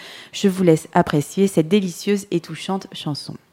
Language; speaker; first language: French; native; French